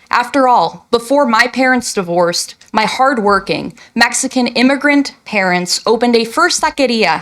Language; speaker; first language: English; native; English